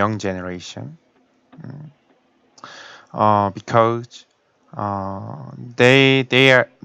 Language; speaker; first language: English; non-native, learner; Korean